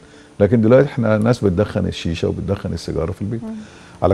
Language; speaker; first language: Arabic; native; Arabic